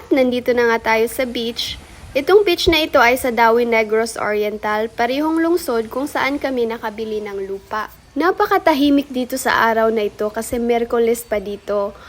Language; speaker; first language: Filipino; non-native, local second language; Cebuano